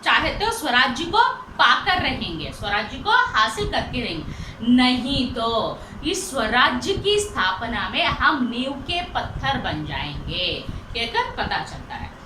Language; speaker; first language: Hindi; non-native, local second language; Telugu